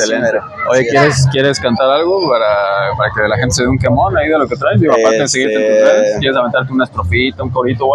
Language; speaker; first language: Spanish; native; Spanish